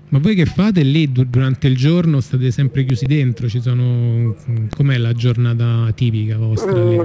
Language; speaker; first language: Italian; native; Italian